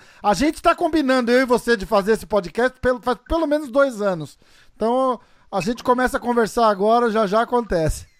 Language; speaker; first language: Portuguese; native; Portuguese